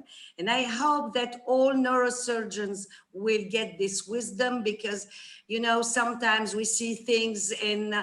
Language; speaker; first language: English; non-native, fluent; Arabic